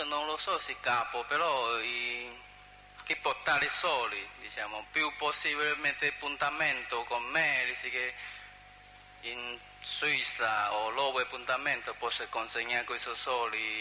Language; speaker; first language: Italian; non-native, learner; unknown